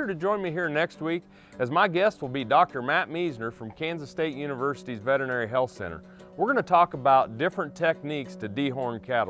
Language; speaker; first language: English; native; English